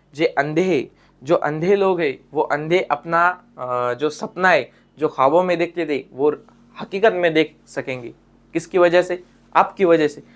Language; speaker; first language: Hindi; non-native, local second language; Marathi